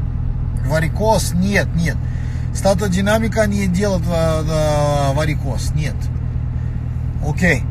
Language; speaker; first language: Russian; non-native, learner; Portuguese